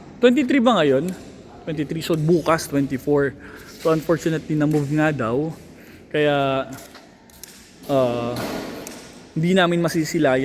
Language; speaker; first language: Filipino; native; Filipino